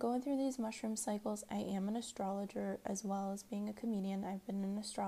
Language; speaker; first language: English; native; English